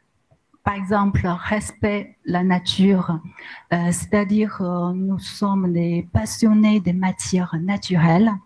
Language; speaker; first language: French; non-native, learner; Chinese